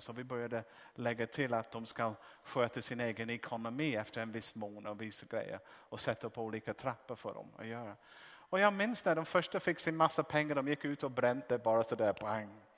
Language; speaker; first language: Swedish; non-native, fluent; English